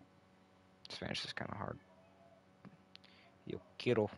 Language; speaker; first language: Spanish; non-native, learner; English